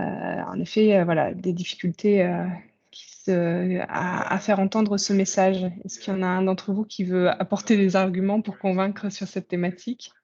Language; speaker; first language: French; native; French